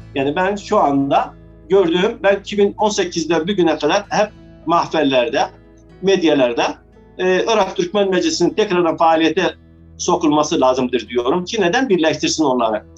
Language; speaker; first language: Turkish; early bilingual, heritage; Arabic